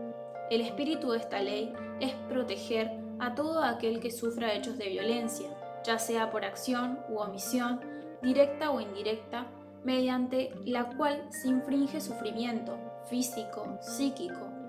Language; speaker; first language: Spanish; native; Spanish